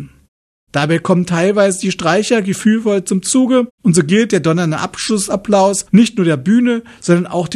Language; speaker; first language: German; native; German